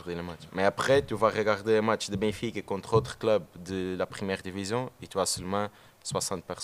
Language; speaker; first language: French; non-native, learner; Portuguese